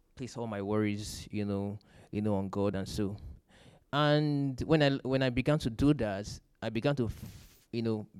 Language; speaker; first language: English; non-native, local second language; Yoruba